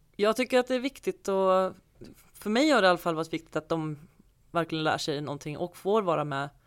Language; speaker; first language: Swedish; native; Swedish